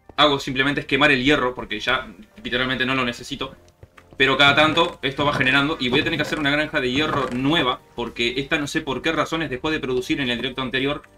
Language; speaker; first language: Spanish; native; Spanish